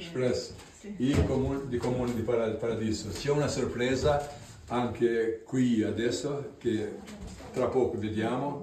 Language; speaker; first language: Italian; non-native, learner; Albanian